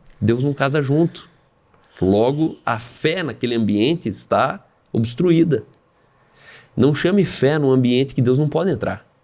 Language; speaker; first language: Portuguese; native; Portuguese